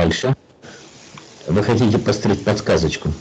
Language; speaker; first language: Russian; native; Russian